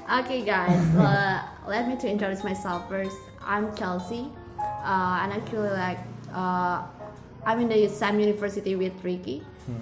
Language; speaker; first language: English; non-native, learner; Indonesian